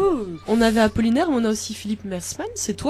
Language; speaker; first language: French; native; French